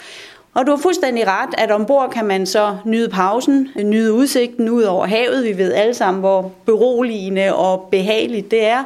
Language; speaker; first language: Danish; native; Danish